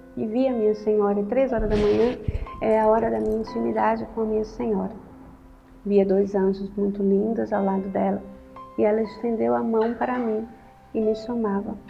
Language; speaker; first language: Portuguese; native; Portuguese